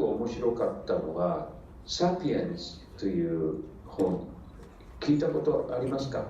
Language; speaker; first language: Japanese; non-native, fluent; English